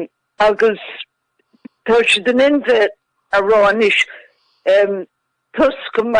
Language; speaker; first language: Irish; non-native, local second language; English